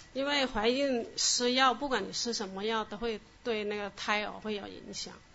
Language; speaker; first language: Chinese; non-native, local second language; Cantonese